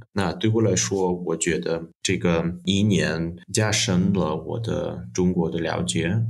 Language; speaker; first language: Chinese; non-native, fluent; Russian